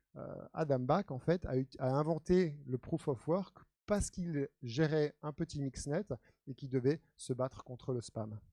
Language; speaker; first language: French; native; French